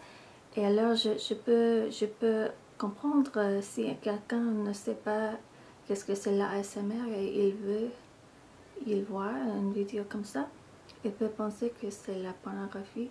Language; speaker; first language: French; non-native, learner; English